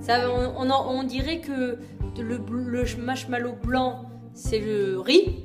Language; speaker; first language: French; native; French